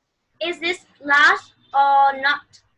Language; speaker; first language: English; non-native, fluent; Vietnamese